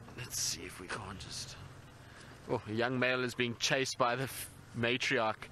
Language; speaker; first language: English; native; English